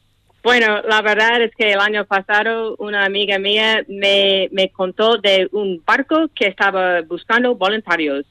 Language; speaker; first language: Spanish; non-native, fluent; English